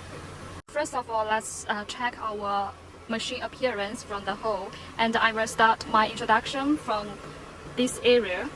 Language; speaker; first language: English; non-native, learner; Chinese